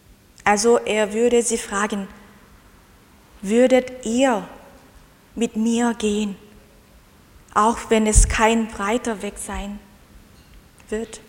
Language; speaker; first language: German; non-native, fluent; Korean